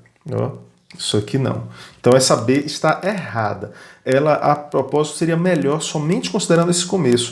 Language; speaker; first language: Portuguese; native; Portuguese